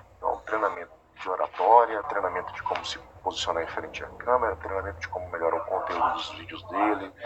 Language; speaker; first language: Portuguese; native; Portuguese